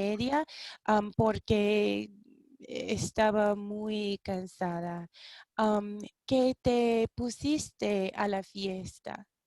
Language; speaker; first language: Spanish; non-native, learner; English